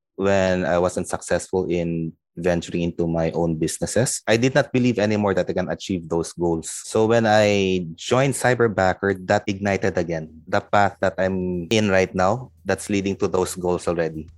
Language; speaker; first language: English; non-native, local second language; Filipino